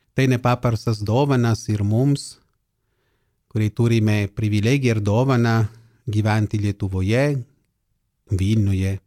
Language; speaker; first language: Lithuanian; non-native, fluent; Italian